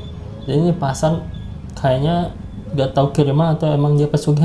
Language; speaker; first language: Indonesian; native; Indonesian